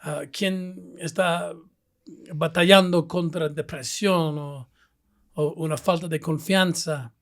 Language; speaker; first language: Spanish; non-native, fluent; English